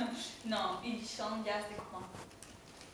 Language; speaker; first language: French; non-native, learner; Spanish